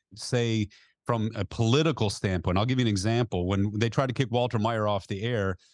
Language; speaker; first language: English; native; English